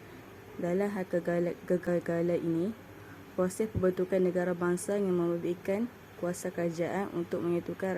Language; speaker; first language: Malay; native; Malay